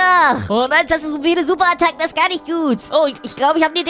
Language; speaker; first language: German; native; German